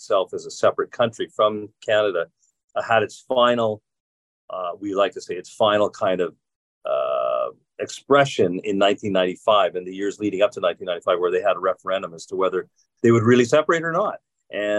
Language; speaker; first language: English; native; English